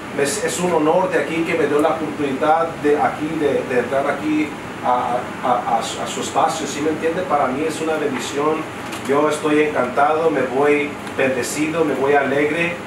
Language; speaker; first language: Spanish; early bilingual, heritage; Spanish